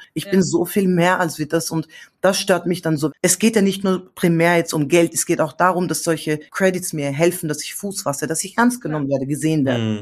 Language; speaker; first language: German; early bilingual, other home language; Central Kurdish